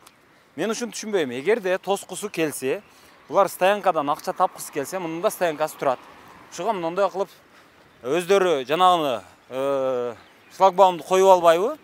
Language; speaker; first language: Kyrgyz; native; Kyrgyz